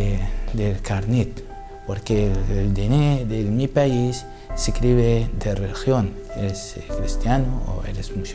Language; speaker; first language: Spanish; non-native, learner; Assyrian Neo-Aramaic